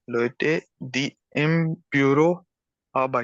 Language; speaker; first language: German; non-native, learner; Urdu